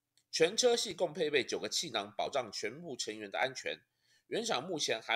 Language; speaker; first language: Chinese; native; Chinese